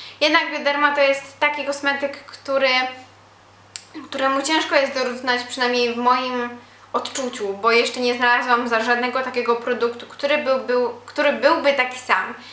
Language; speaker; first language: Polish; native; Polish